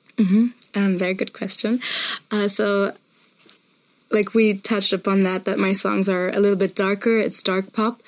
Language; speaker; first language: English; non-native, fluent; German